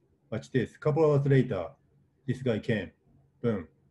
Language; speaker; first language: English; non-native, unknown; Japanese